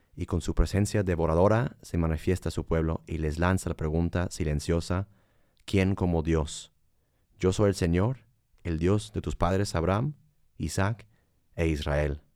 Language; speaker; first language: Spanish; non-native, fluent; English